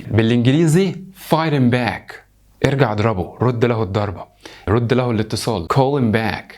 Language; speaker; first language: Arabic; native; Arabic